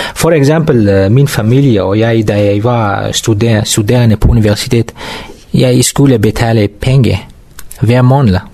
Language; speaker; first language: Danish; non-native, learner; Kurdish